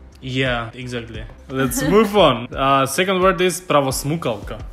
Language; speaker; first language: English; non-native, fluent; Macedonian